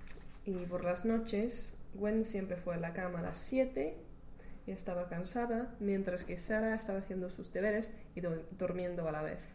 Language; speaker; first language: Spanish; non-native, learner; English